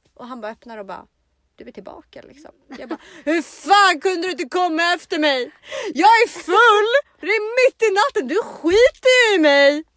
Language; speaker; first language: Swedish; native; Swedish